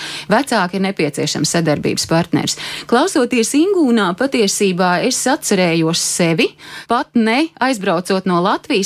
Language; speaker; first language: Latvian; native; Latvian